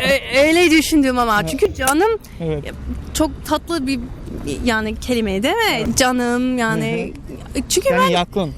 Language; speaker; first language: Turkish; non-native, learner; English